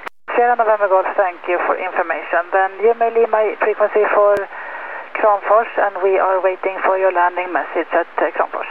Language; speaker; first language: English; non-native, fluent; Swedish